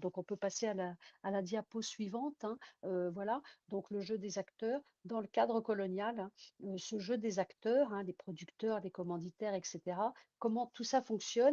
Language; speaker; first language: French; native; French